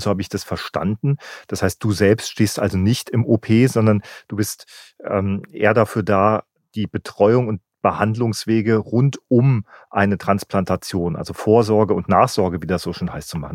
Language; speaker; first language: German; native; German